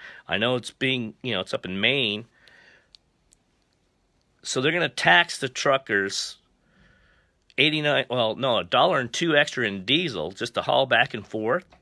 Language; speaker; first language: English; native; English